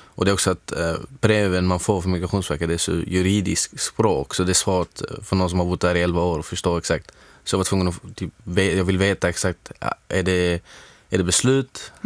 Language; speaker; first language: Swedish; non-native, fluent; Arabic